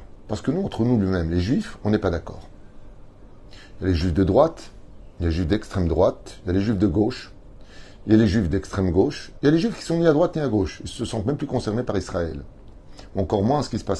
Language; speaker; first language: French; native; French